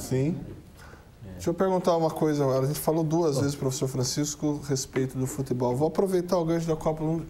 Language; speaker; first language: Portuguese; native; Portuguese